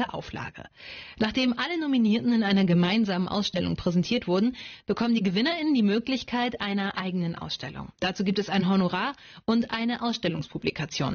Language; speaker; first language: German; native; German